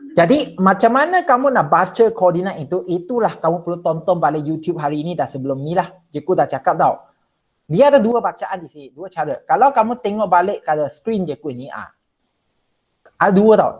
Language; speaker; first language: Malay; non-native, local second language; Chinese